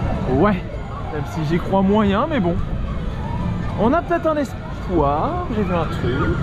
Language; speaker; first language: French; native; French